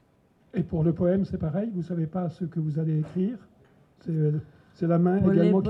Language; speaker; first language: French; native; French